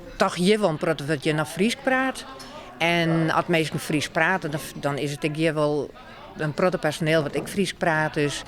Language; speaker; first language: Dutch; non-native, local second language; Western Frisian